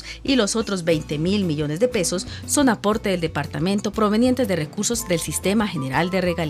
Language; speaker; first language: Spanish; native; Spanish